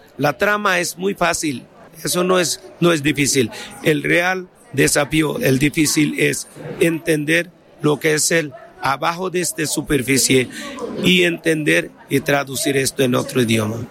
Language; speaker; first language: Spanish; non-native, fluent; Bangla